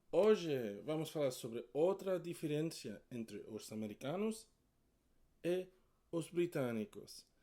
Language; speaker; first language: Portuguese; non-native, learner; English